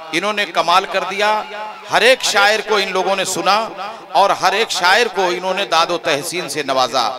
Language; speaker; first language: Hindi; native; Hindi